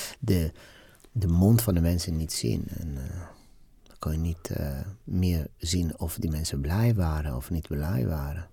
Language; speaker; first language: Dutch; non-native, fluent; Italian